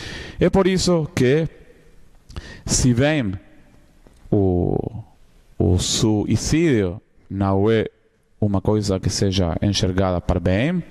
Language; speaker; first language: Portuguese; non-native, fluent; Spanish